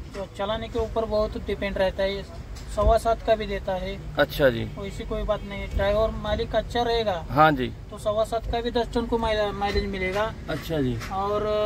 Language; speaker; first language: Hindi; non-native, local second language; Marathi